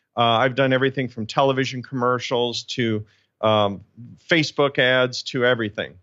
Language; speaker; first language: English; native; English